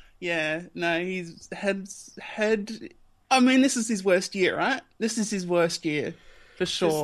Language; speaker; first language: English; native; English